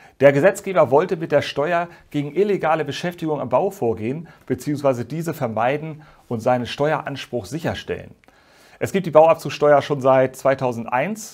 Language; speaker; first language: German; native; German